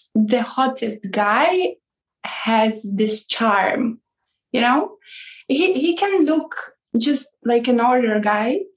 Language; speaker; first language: English; non-native, fluent; Ukrainian